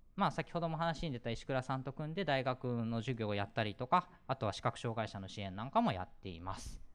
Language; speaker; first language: Japanese; native; Japanese